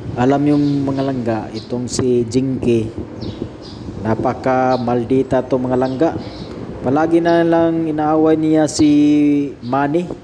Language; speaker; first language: Filipino; non-native, local second language; Cebuano